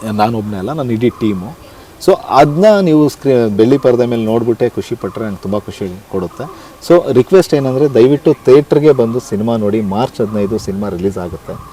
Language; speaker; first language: Kannada; native; Kannada